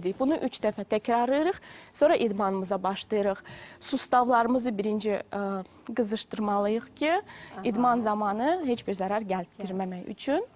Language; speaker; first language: Azerbaijani; non-native, fluent; Russian